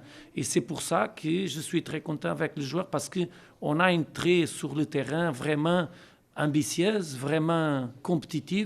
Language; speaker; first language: French; non-native, learner; Portuguese